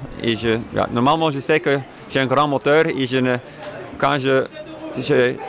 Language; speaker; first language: French; non-native, fluent; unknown